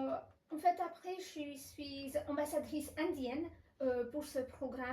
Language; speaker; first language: French; non-native, fluent; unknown